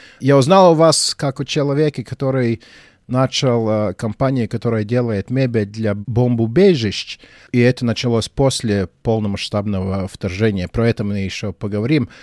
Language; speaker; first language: Russian; non-native, local second language; Latvian